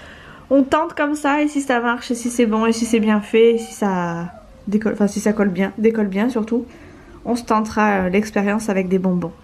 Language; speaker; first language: French; native; French